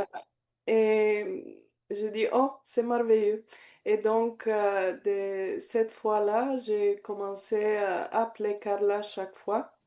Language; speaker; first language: French; non-native, learner; Bulgarian